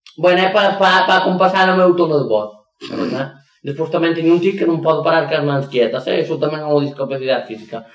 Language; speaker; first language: Galician; non-native, local second language; Spanish